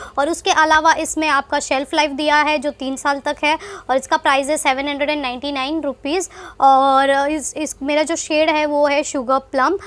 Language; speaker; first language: Hindi; non-native, local second language; Tamil